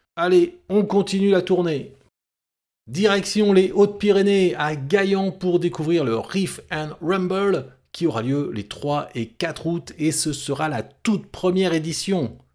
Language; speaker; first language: French; native; French